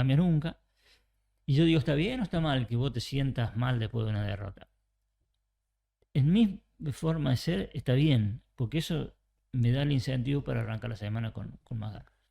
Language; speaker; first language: Spanish; native; Spanish